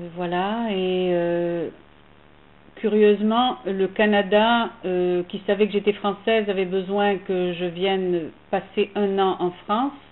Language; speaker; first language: French; native; French